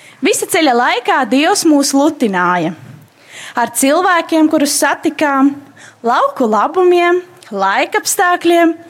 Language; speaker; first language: Latvian; native; Latvian